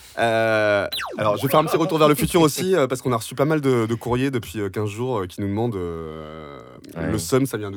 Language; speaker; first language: French; native; French